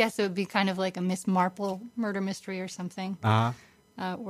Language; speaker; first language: English; native; English